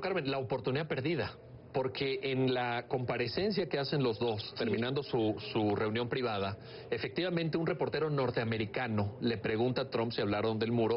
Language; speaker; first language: Spanish; native; Spanish